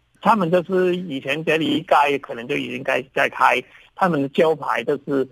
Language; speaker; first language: Chinese; non-native, local second language; Cantonese